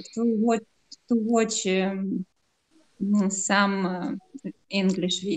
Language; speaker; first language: English; non-native, learner; Russian